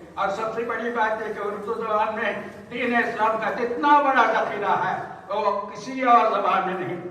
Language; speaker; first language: Urdu; native; Urdu